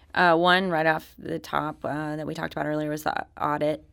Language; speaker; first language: English; native; English